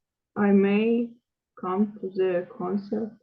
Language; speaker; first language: English; non-native, learner; Russian